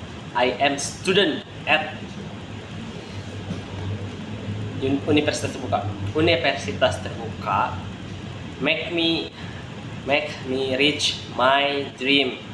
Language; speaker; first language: English; non-native, learner; Indonesian